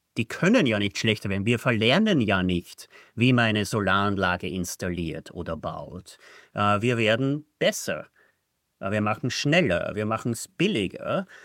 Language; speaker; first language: German; native; German